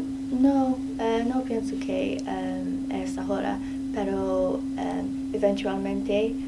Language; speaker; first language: Spanish; non-native, learner; English